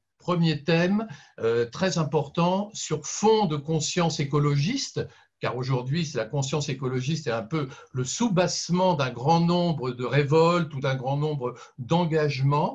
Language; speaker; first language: French; native; French